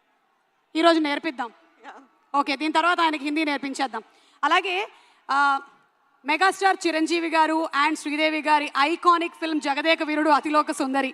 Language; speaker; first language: Telugu; native; Telugu